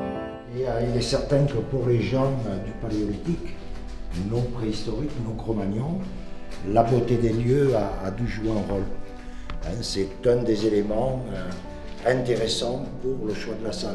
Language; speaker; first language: French; native; French